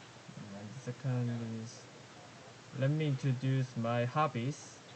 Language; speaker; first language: English; non-native, learner; Korean